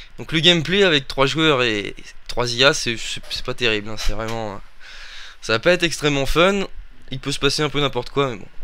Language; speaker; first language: French; native; French